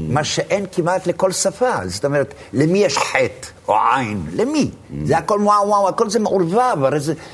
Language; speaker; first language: Hebrew; early bilingual, other home language; Arabic